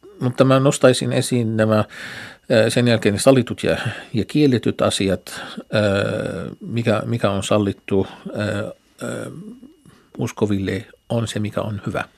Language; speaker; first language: Finnish; non-native, fluent; Arabic